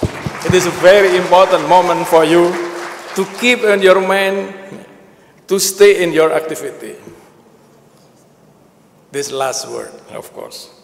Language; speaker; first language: English; non-native, learner; Indonesian